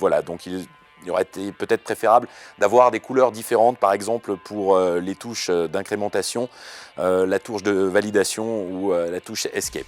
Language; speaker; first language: French; native; French